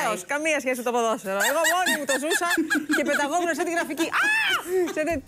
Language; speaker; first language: Greek; native; Greek